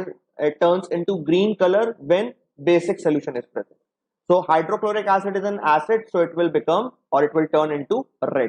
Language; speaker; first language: English; non-native, local second language; Hindi